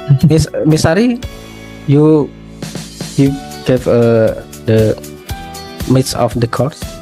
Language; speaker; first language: English; non-native, learner; Indonesian